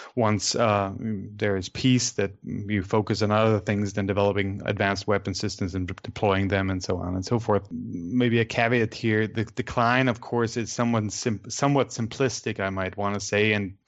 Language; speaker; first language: English; non-native, fluent; German